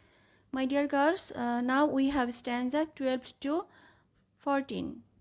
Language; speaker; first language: English; non-native, local second language; Bangla